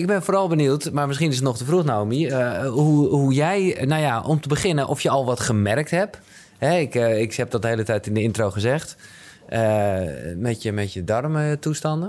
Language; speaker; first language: Dutch; native; Dutch